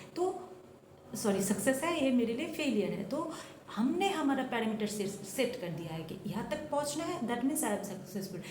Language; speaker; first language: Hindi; non-native, local second language; Bangla